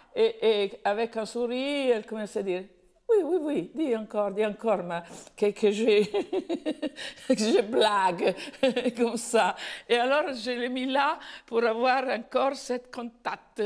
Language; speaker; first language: French; non-native, fluent; Italian